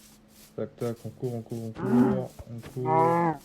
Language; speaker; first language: French; native; French